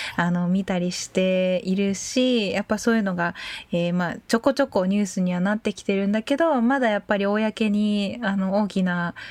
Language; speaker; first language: Japanese; native; Japanese